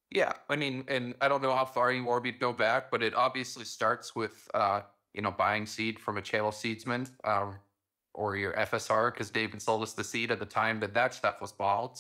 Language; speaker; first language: English; native; English